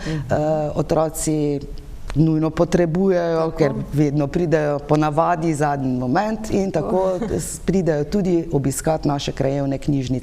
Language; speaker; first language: Slovenian; native; Slovenian